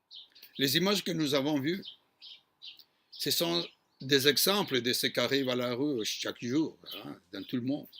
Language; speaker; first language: French; non-native, fluent; Hebrew